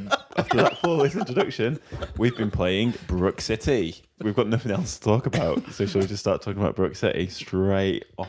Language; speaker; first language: English; native; English